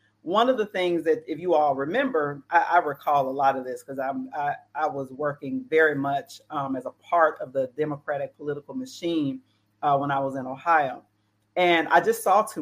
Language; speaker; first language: English; native; English